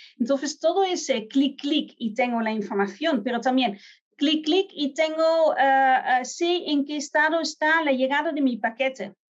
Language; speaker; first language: Spanish; non-native, fluent; Dutch